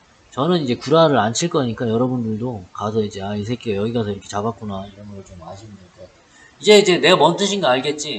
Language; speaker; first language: Korean; native; Korean